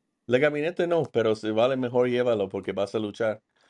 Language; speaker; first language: Spanish; non-native, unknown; English